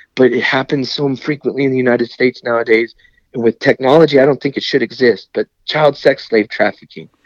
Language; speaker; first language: English; native; English